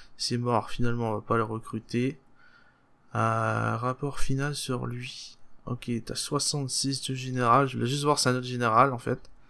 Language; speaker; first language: French; native; French